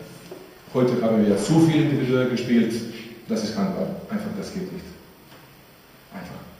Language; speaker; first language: German; non-native, fluent; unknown